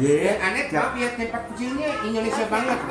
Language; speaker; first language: Indonesian; non-native, fluent; Japanese